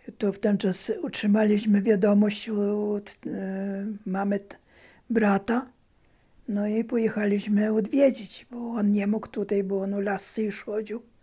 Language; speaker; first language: Polish; early bilingual, heritage; Polish